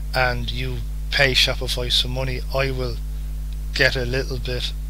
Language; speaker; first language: English; native; English